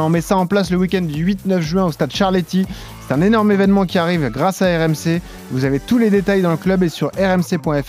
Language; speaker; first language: French; native; French